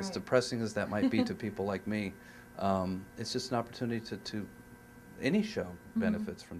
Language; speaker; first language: English; native; English